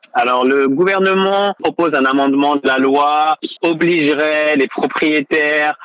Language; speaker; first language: French; native; French